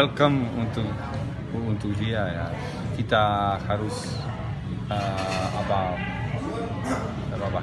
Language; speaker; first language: Indonesian; non-native, learner; Serbian